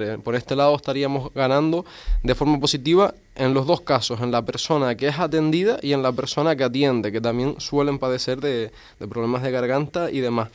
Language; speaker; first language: Spanish; native; Spanish